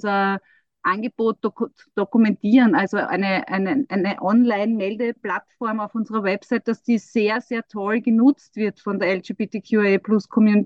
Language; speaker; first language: German; native; German